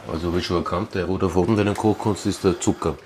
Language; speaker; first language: German; native; German